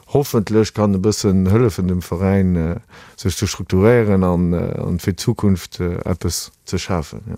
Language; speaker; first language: Luxembourgish; native; Luxembourgish